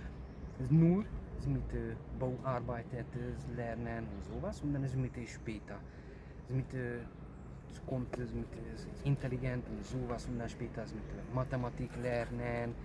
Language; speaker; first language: German; non-native, learner; Hungarian